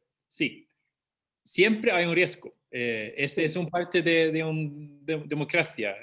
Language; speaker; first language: Spanish; non-native, fluent; Swedish